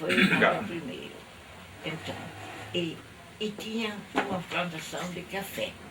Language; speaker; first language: Portuguese; non-native, fluent; Dutch